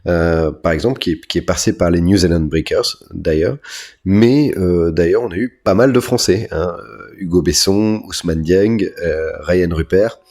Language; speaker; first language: French; native; French